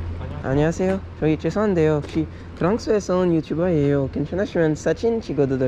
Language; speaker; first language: Korean; non-native, learner; French